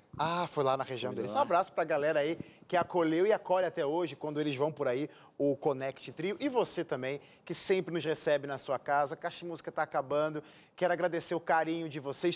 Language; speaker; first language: Portuguese; native; Portuguese